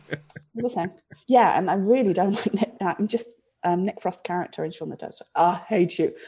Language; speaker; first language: English; native; English